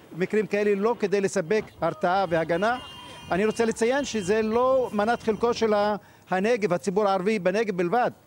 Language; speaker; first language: Hebrew; non-native, local second language; Arabic